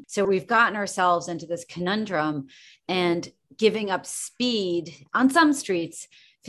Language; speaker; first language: English; native; English